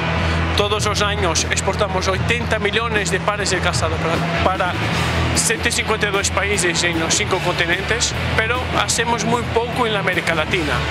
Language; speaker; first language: Spanish; non-native, fluent; Portuguese